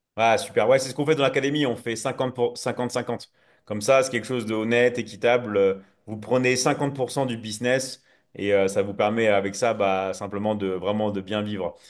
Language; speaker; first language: French; native; French